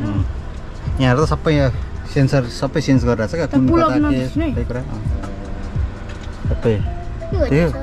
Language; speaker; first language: Nepali; native; Nepali